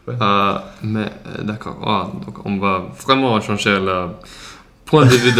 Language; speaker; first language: French; non-native, learner; Swedish